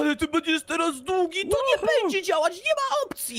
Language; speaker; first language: Polish; native; Polish